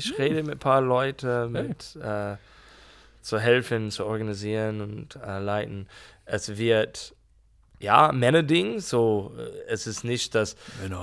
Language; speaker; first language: German; non-native, learner; English